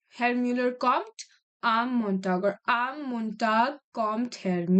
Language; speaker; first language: German; non-native, learner; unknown